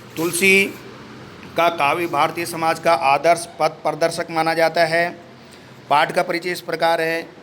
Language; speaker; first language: Hindi; native; Hindi